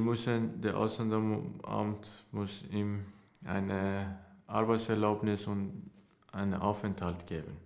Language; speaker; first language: German; non-native, learner; Persian